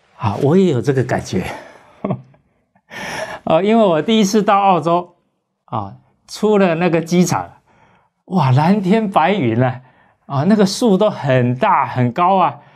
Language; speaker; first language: Chinese; native; Chinese